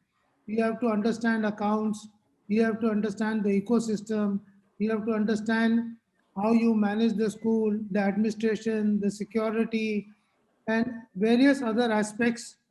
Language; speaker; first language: English; non-native, local second language; Hindi